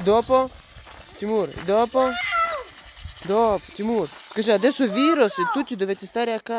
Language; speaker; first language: Italian; non-native, fluent; Russian